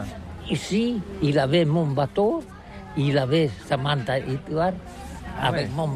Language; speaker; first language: French; non-native, learner; Catalan